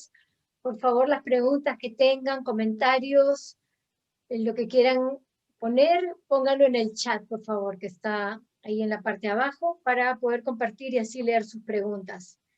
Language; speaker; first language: Spanish; native; Spanish